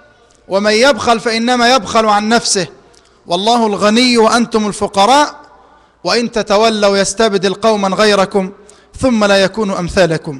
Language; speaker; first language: Arabic; native; Arabic